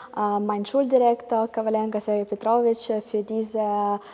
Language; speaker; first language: German; non-native, fluent; Ukrainian